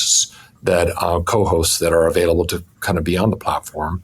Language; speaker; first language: English; native; English